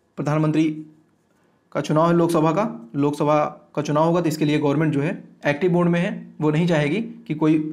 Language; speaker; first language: Hindi; native; Hindi